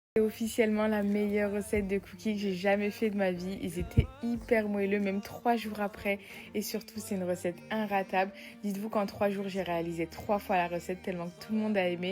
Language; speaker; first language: French; native; French